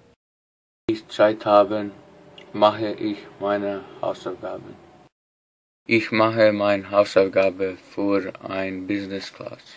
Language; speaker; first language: German; non-native, learner; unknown